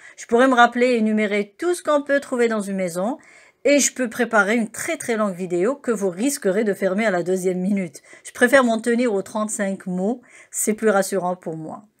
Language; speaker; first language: French; native; French